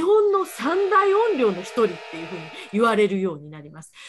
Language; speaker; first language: Japanese; native; Japanese